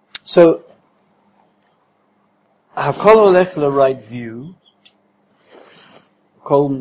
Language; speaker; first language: Hebrew; non-native, fluent; English